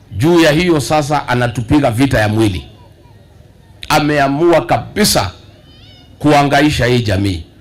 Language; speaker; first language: Swahili; non-native, local second language; Kikuyu